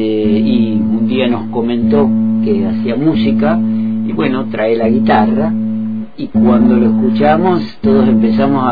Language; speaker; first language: Spanish; native; Spanish